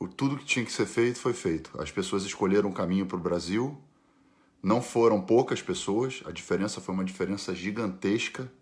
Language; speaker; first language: Portuguese; native; Portuguese